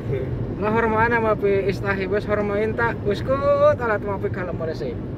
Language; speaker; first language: Arabic; non-native, learner; Indonesian